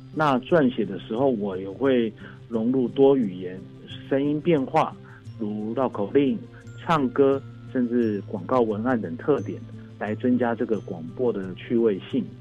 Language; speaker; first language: Chinese; native; Chinese